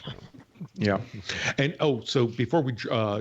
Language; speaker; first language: English; native; English